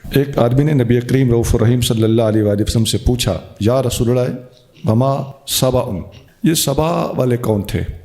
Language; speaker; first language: Urdu; non-native, local second language; Punjabi